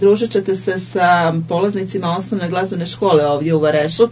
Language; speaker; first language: Serbian; native; Serbian